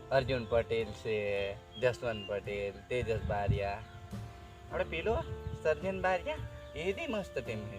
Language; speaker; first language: Gujarati; native; Gujarati